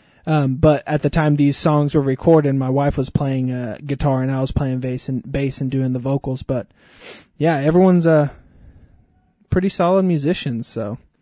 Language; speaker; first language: English; early bilingual, other home language; Spanish